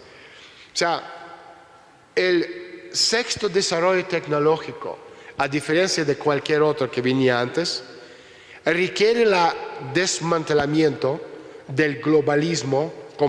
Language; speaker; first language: Spanish; non-native, fluent; Russian